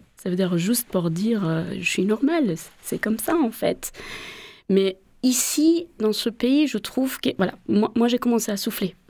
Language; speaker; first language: French; non-native, fluent; Persian